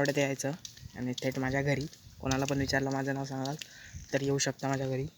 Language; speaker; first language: Marathi; non-native, local second language; Konkani